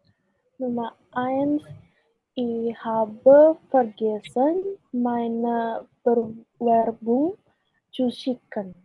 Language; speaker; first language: German; non-native, learner; Indonesian